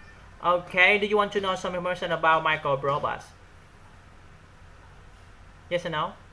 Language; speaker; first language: English; non-native, learner; Vietnamese